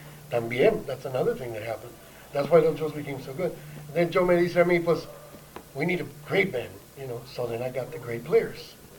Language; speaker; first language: English; early bilingual, other home language; Spanish